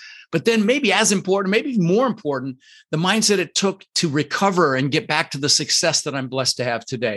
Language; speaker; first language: English; early bilingual, other home language; Dutch